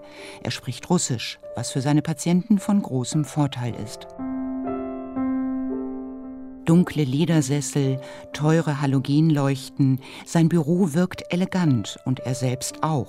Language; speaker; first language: German; native; German